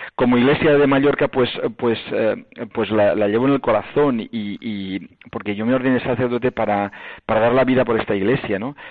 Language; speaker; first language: Spanish; native; Spanish